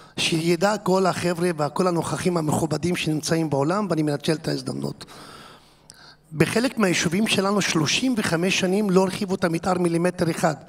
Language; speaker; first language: Hebrew; non-native, local second language; Arabic